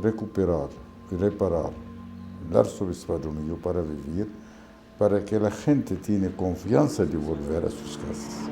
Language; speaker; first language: Portuguese; non-native, learner; Arabic